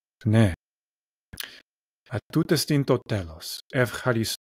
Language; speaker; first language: Greek; non-native, learner; English